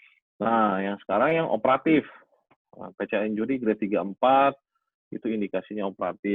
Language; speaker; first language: Indonesian; native; Indonesian